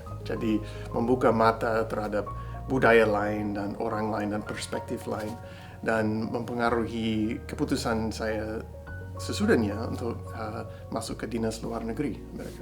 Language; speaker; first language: Indonesian; non-native, fluent; English